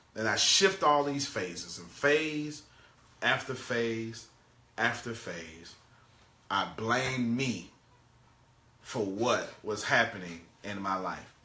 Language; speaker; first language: English; native; English